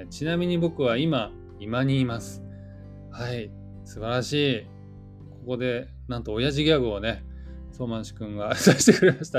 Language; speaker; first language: Japanese; native; Japanese